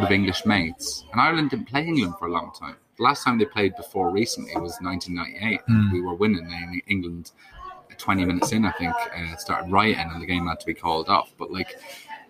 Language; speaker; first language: English; native; English